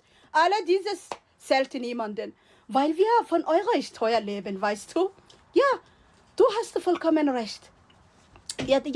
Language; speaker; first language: German; non-native, fluent; Somali